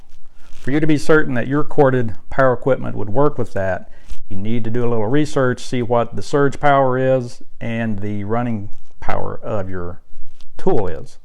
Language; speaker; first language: English; native; English